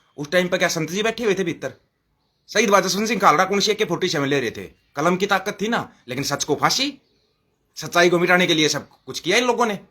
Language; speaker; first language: Hindi; native; Hindi